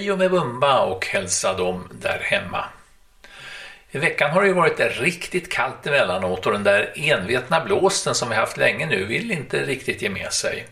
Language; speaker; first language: Swedish; native; Swedish